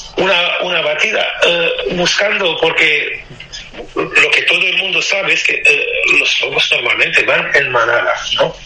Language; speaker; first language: Spanish; non-native, fluent; Romanian